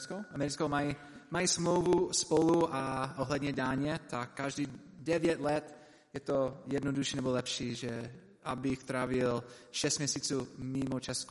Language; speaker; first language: Czech; non-native, learner; English